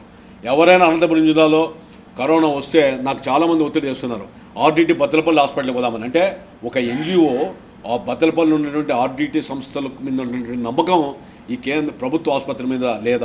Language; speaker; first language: Telugu; native; Telugu